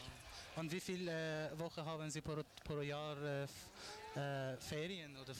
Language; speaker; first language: German; non-native, learner; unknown